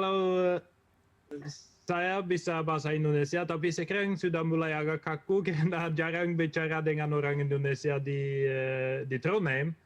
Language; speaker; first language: Indonesian; non-native, fluent; Norwegian